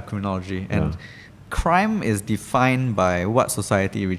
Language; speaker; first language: English; native; English